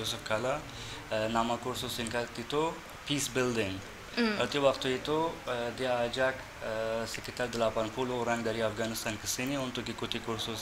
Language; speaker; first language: Indonesian; non-native, fluent; Persian